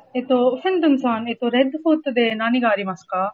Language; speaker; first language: Japanese; non-native, learner; Hindi